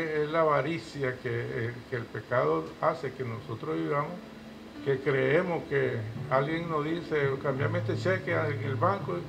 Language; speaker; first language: Spanish; native; Spanish